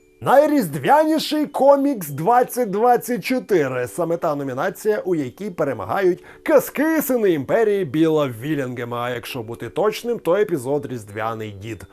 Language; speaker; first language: Ukrainian; native; Ukrainian